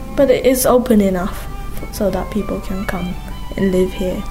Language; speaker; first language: English; non-native, fluent; Japanese